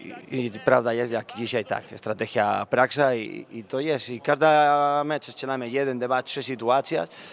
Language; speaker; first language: Polish; non-native, learner; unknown